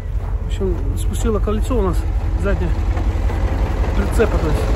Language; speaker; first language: Russian; native; Russian